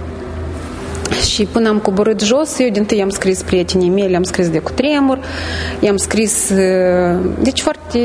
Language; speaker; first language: Romanian; native; Romanian